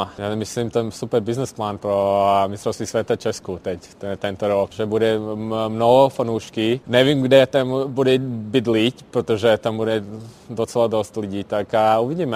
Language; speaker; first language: Czech; non-native, learner; Latvian